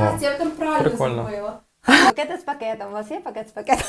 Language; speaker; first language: Ukrainian; native; Ukrainian